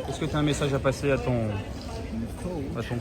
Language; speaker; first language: French; native; French